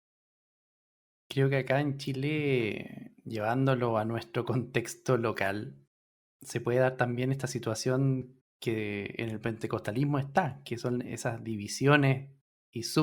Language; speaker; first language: Spanish; native; Spanish